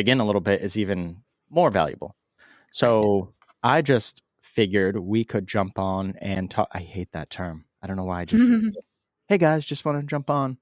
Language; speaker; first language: English; native; English